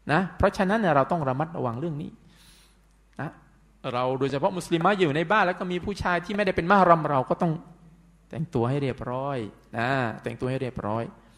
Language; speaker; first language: Thai; non-native, local second language; Pattani Malay